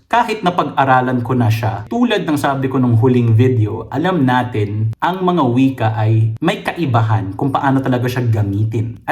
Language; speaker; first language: Filipino; native; Filipino